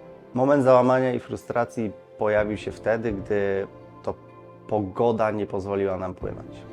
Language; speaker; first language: Polish; native; Polish